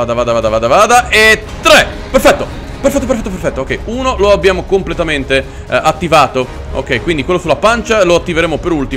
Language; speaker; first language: Italian; native; Italian